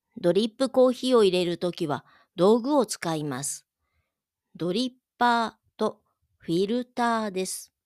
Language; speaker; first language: Japanese; native; Japanese